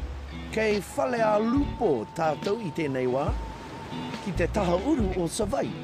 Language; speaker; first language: Māori; non-native, local second language; English